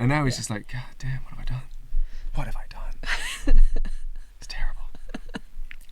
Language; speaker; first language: English; native; English